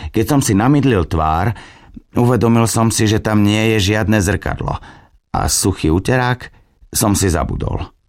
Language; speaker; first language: Slovak; native; Slovak